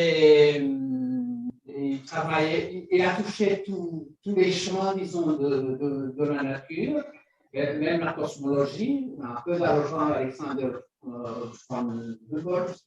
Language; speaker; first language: French; non-native, fluent; Spanish